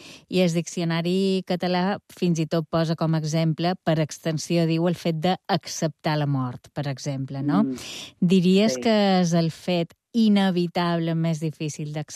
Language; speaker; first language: Catalan; native; Catalan